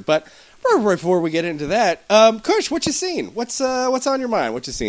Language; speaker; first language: English; native; English